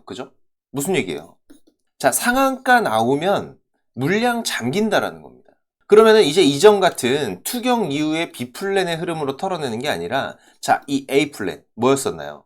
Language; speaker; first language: Korean; native; Korean